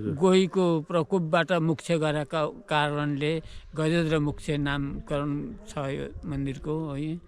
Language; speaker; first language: Nepali; native; Nepali